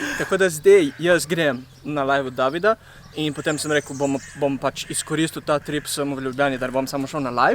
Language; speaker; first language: Slovenian; native; Slovenian